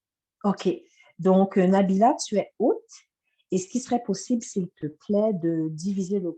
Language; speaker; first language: French; native; French